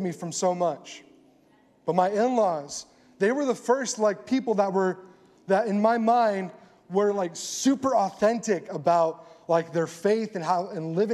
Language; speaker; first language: English; native; English